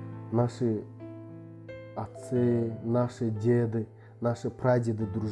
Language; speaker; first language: Russian; non-native, local second language; Kyrgyz